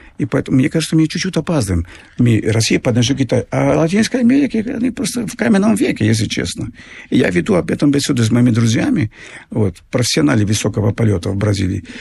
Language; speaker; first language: Russian; non-native, fluent; Portuguese